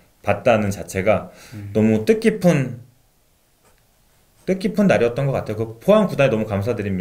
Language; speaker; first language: Korean; native; Korean